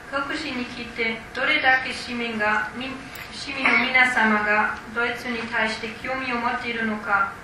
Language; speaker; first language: Japanese; non-native, fluent; German